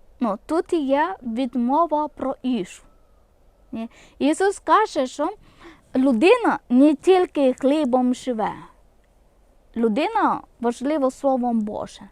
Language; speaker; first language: Ukrainian; non-native, local second language; Malayalam